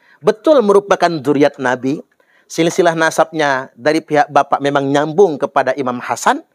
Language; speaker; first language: Indonesian; native; Indonesian